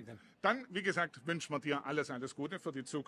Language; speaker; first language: German; native; German